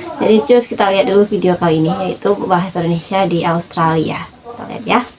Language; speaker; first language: Indonesian; native; Indonesian